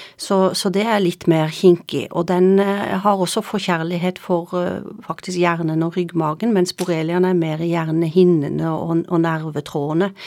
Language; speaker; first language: Norwegian; native; Norwegian